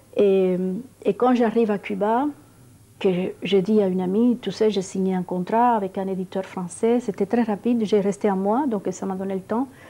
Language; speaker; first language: French; non-native, fluent; Spanish